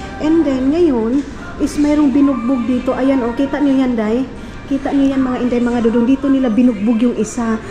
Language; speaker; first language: Filipino; non-native, local second language; Cebuano